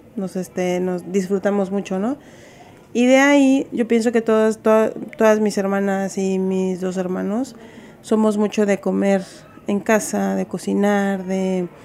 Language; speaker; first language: Spanish; native; Spanish